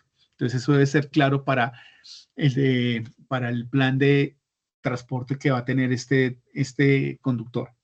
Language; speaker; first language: Spanish; native; Spanish